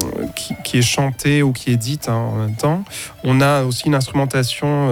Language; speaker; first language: French; native; French